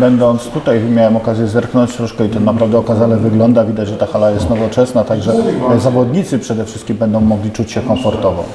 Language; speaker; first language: Polish; native; Polish